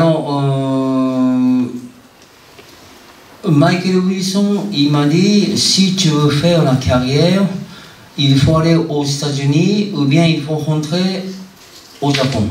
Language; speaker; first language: French; non-native, fluent; Japanese